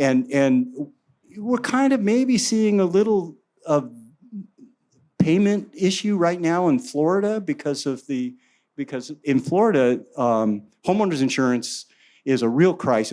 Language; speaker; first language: English; native; English